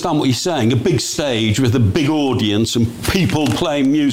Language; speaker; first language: English; native; English